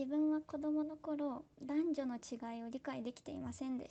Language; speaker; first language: Japanese; native; Japanese